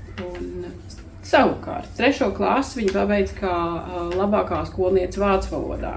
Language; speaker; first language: Latvian; native; Latvian